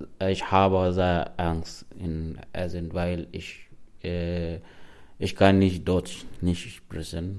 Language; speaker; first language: German; non-native, learner; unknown